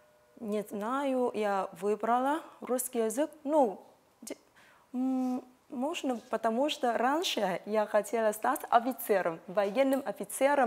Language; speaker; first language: Russian; non-native, fluent; Vietnamese